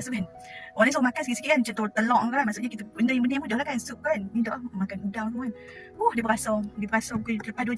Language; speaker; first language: Malay; native; Malay